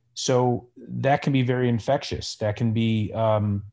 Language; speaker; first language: English; native; English